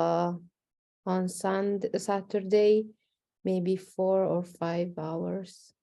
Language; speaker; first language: English; non-native, learner; Italian